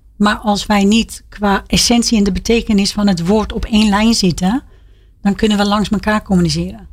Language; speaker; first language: Dutch; non-native, fluent; Persian